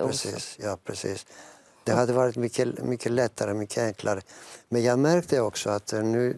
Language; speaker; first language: Swedish; non-native, fluent; Greek